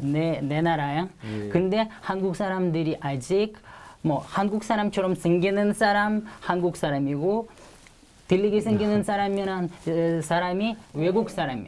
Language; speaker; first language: Korean; non-native, learner; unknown